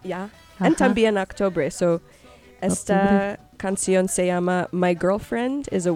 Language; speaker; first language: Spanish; non-native, learner; English